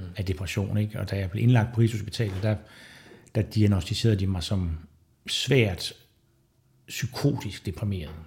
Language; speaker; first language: Danish; native; Danish